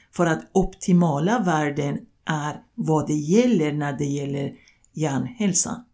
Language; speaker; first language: Swedish; non-native, fluent; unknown